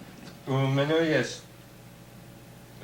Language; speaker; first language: Russian; non-native, learner; English